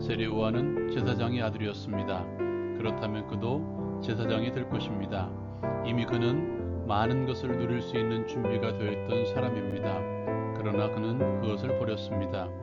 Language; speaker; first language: Korean; native; Korean